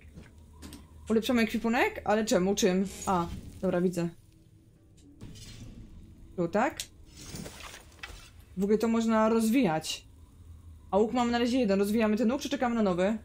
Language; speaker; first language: Polish; native; Polish